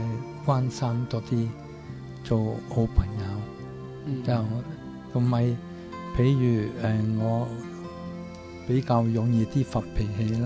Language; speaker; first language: Cantonese; non-native, fluent; Italian